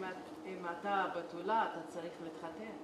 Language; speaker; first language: Hebrew; non-native, local second language; Arabic